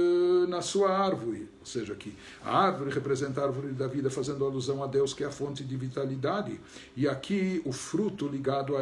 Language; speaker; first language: Portuguese; native; Portuguese